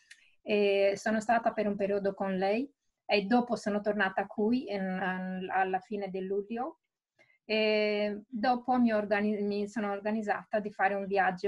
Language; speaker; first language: Italian; non-native, fluent; Romanian